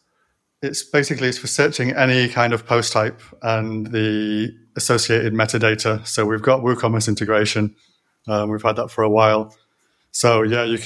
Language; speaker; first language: English; native; English